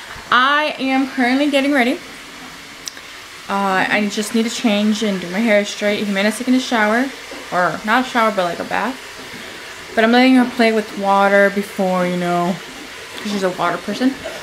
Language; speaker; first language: English; early bilingual, other home language; Spanish